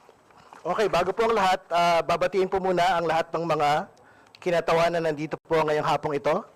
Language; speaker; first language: Filipino; native; Filipino